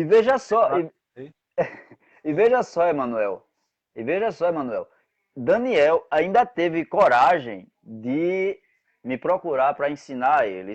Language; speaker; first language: Portuguese; native; Portuguese